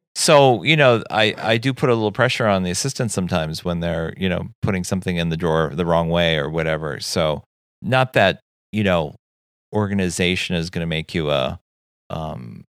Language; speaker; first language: English; native; English